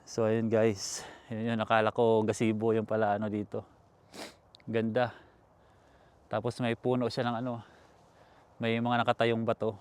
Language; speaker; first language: Filipino; native; Filipino